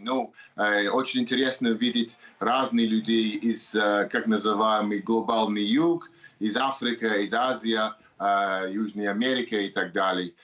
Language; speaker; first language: Russian; non-native, learner; English